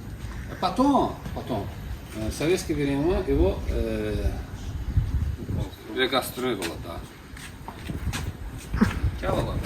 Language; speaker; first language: Russian; non-native, local second language; Azerbaijani